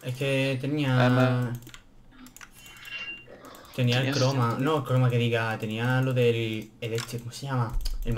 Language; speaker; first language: Spanish; native; Spanish